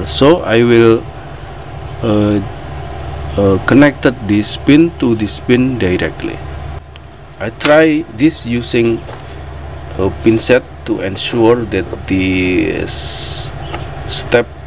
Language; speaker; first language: English; non-native, learner; Indonesian